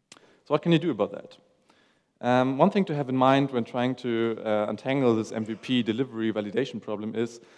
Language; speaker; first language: English; non-native, fluent; German